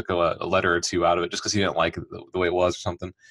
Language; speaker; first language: English; early bilingual, other home language; Romanian